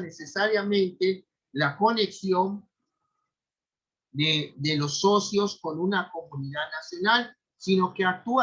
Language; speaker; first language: Spanish; native; Spanish